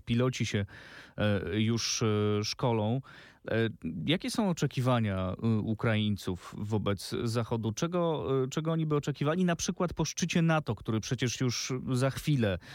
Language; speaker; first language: Polish; native; Polish